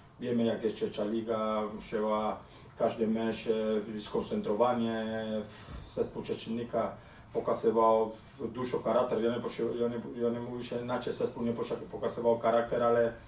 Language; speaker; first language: Polish; non-native, learner; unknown